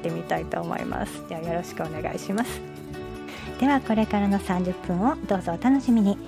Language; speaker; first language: Japanese; native; Japanese